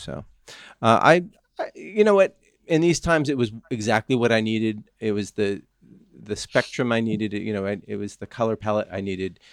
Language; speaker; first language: English; native; English